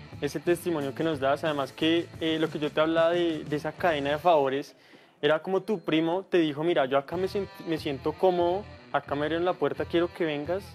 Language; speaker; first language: Spanish; native; Spanish